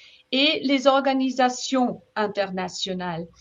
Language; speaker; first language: French; non-native, fluent; German